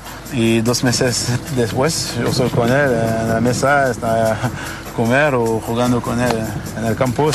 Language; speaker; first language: Spanish; non-native, learner; French